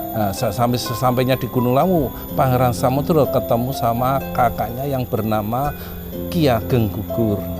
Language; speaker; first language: Indonesian; non-native, local second language; Javanese